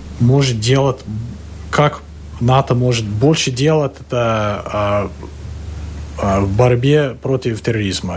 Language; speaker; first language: Russian; non-native, fluent; English